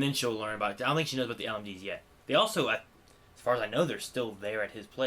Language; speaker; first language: English; native; English